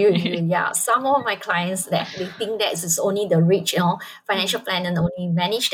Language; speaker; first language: English; non-native, local second language; Chinese